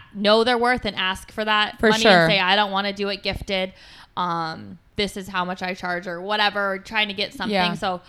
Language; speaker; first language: English; native; English